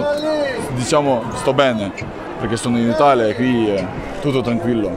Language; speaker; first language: Italian; non-native, fluent; Ukrainian